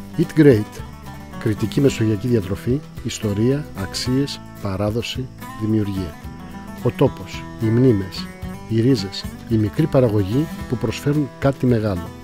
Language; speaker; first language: Greek; native; Greek